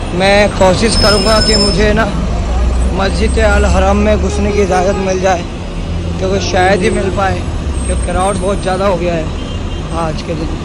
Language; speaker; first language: Hindi; native; Hindi